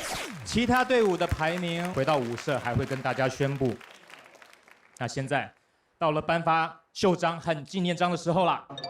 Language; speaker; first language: Chinese; native; Chinese